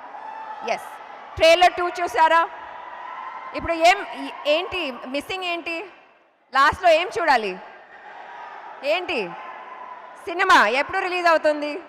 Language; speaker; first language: Telugu; non-native, fluent; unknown